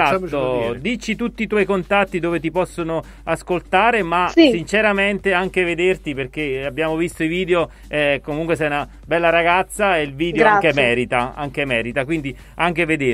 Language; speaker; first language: Italian; native; Italian